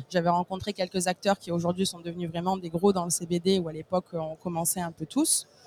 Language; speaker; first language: French; native; French